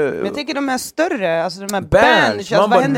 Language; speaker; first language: Swedish; native; Swedish